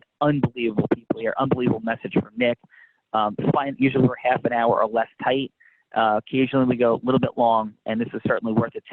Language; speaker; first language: English; native; English